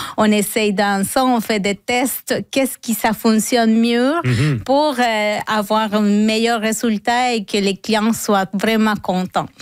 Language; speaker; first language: French; non-native, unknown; Spanish